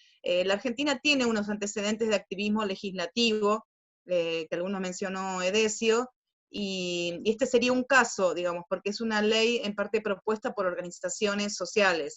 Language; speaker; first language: Spanish; native; Spanish